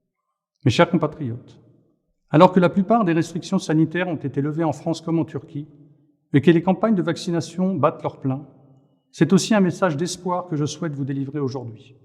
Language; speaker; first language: French; native; French